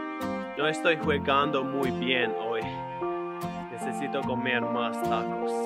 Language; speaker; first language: Spanish; non-native, learner; English